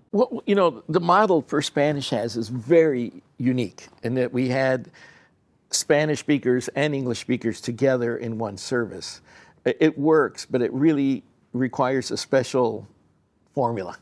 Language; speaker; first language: English; early bilingual, other home language; Spanish